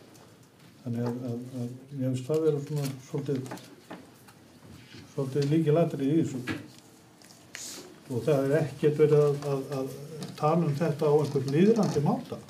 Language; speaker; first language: Icelandic; native; Icelandic